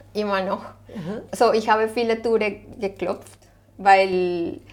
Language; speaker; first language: German; non-native, fluent; Spanish